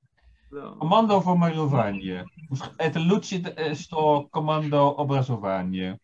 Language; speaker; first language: Russian; non-native, fluent; Dutch